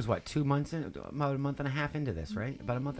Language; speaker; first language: English; native; English